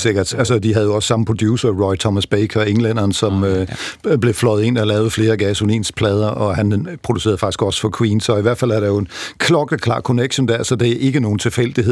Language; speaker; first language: Danish; native; Danish